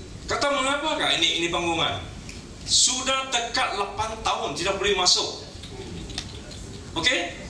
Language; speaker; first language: Malay; non-native, local second language; Chinese